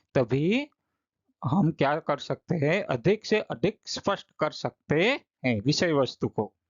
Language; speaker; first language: Hindi; non-native, local second language; Gujarati